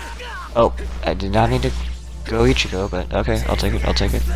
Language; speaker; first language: English; native; English